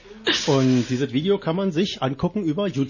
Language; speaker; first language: German; native; German